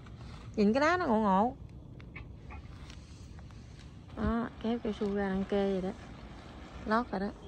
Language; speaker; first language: Vietnamese; native; Vietnamese